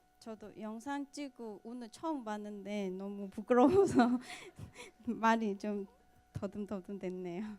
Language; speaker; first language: Korean; non-native, fluent; Burmese